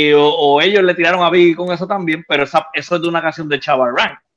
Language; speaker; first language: Spanish; native; Spanish